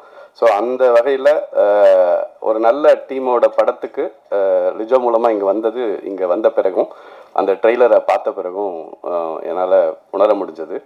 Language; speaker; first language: Tamil; native; Tamil